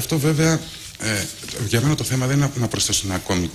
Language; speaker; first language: Greek; native; Greek